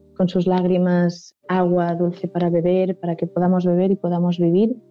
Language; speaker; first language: Spanish; non-native, local second language; Catalan